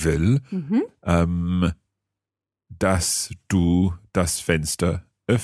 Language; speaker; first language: German; non-native, learner; English